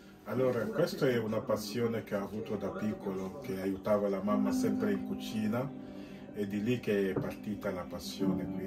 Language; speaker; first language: Italian; non-native, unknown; Wolof